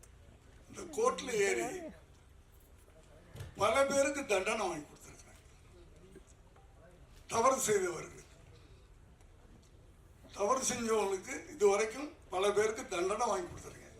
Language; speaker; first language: Tamil; native; Tamil